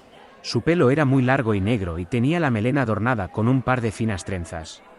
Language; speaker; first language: Spanish; native; Spanish